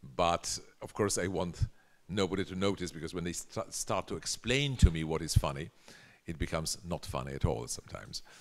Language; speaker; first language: English; non-native, fluent; Polish